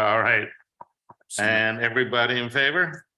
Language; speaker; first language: English; native; English